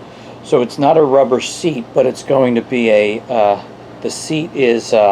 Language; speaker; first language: English; native; English